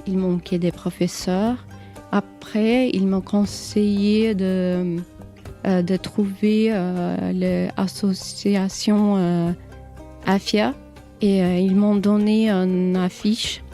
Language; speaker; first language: French; non-native, learner; Albanian